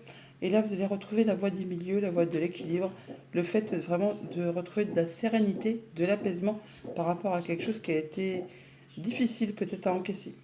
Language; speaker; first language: French; native; French